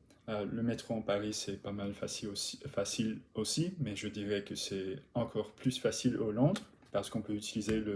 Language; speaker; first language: French; non-native, learner; English